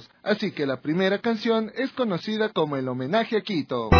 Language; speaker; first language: Spanish; native; Spanish